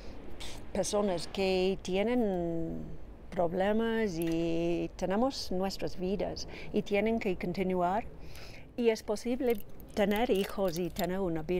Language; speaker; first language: Spanish; non-native, fluent; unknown